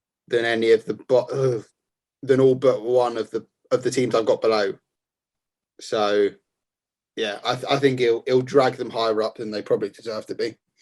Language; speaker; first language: English; native; English